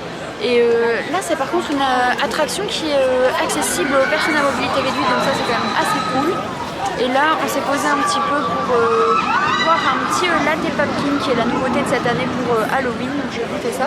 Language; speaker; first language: French; native; French